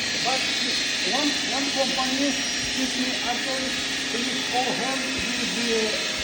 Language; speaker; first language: English; non-native, learner; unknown